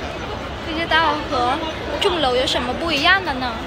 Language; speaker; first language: Chinese; non-native, fluent; Vietnamese